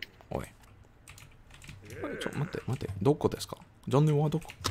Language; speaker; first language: Japanese; non-native, learner; English